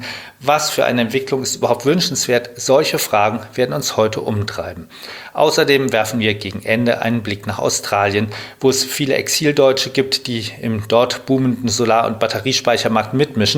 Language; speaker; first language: German; native; German